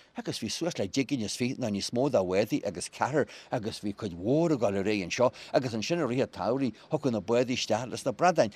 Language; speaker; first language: Irish; native; Irish